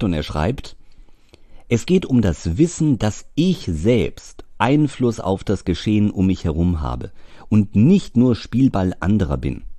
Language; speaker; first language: German; native; German